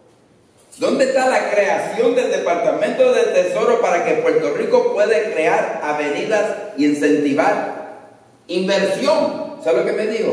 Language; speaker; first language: Spanish; early bilingual, other home language; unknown